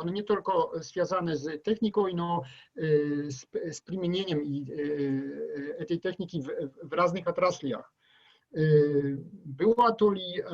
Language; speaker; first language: Russian; non-native, learner; Polish